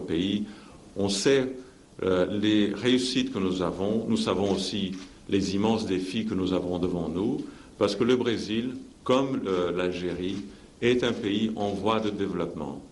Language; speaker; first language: French; non-native, fluent; Portuguese